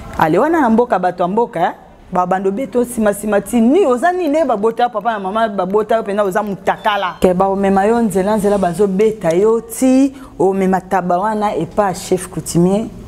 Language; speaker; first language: Lingala; non-native, local second language; Luba-Lulua